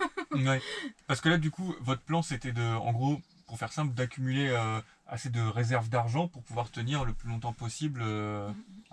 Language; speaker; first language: French; native; French